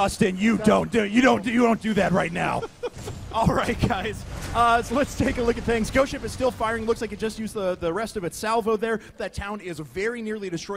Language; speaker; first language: English; native; English